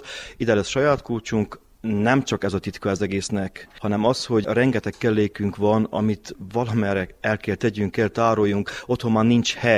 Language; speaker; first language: Hungarian; native; Hungarian